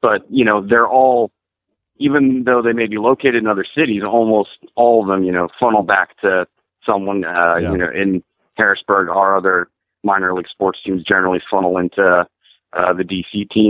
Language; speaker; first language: English; native; English